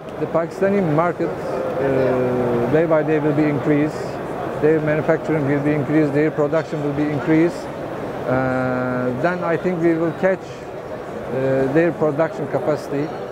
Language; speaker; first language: English; non-native, learner; Turkish